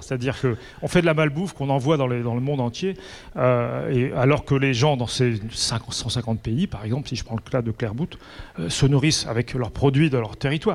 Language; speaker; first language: French; native; French